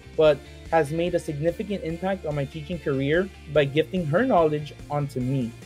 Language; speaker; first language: English; early bilingual, other home language; Spanish